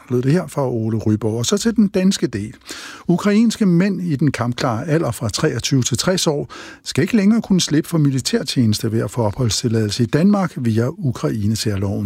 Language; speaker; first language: Danish; native; Danish